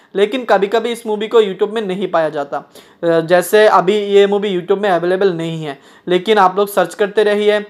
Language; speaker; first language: Hindi; non-native, local second language; Bangla